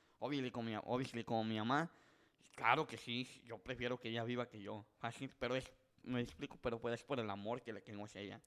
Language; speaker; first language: Spanish; early bilingual, heritage; Spanish